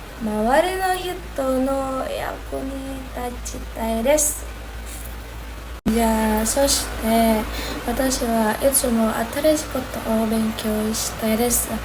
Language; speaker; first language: Japanese; non-native, learner; Indonesian